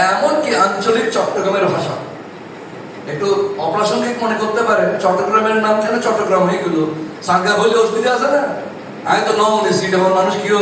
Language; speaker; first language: Bangla; non-native, local second language; Chakma